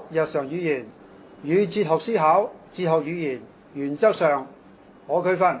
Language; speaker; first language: Chinese; non-native, local second language; Cantonese